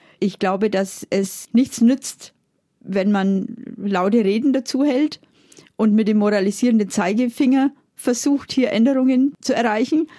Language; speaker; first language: German; native; German